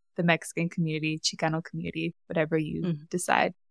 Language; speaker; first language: English; native; English